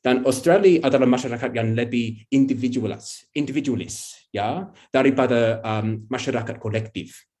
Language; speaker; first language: Indonesian; non-native, fluent; English